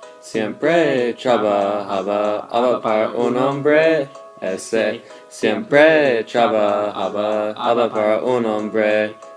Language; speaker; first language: Spanish; non-native, learner; English